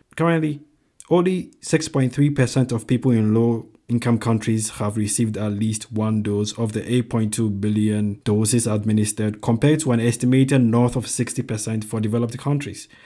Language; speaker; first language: English; non-native, local second language; Akan